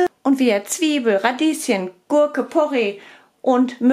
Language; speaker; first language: German; native; German